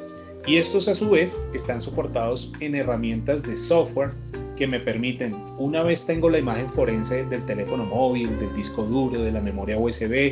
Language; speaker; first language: Spanish; native; Spanish